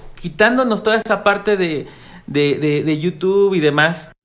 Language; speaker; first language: Spanish; native; Spanish